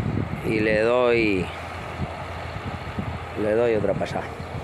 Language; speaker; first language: Spanish; native; Spanish